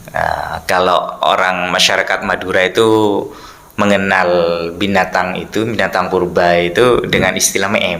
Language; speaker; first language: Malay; non-native, local second language; Madurese